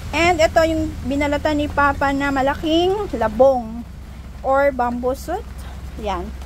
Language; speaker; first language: Filipino; non-native, local second language; Hiligaynon